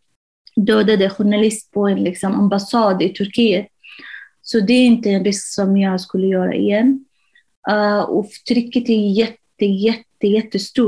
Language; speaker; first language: Swedish; non-native, fluent; Arabic